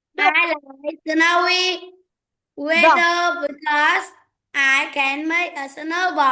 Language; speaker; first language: English; non-native, learner; Vietnamese